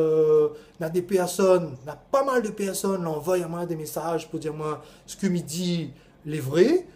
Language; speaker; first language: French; non-native, local second language; Réunion Creole French